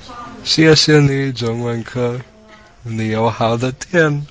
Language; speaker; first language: Chinese; non-native, learner; English